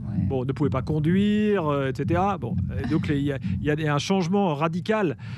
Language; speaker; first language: French; native; French